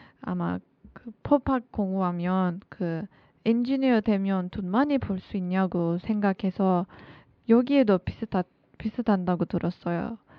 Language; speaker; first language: Korean; non-native, learner; Turkish